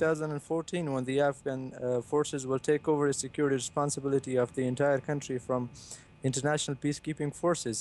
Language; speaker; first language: English; non-native, fluent; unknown